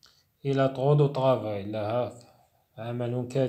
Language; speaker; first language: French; non-native, local second language; Arabic